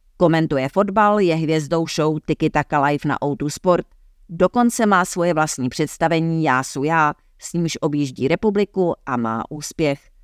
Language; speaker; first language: Czech; native; Czech